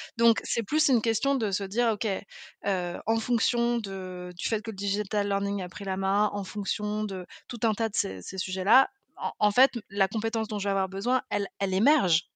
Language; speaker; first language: French; native; French